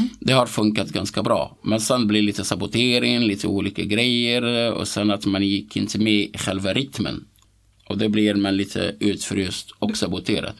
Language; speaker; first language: Swedish; non-native, fluent; Arabic